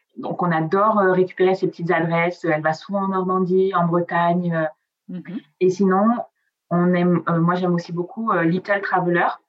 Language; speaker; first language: French; early bilingual, other home language; Italian